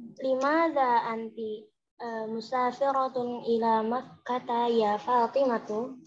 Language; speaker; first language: Arabic; non-native, learner; Indonesian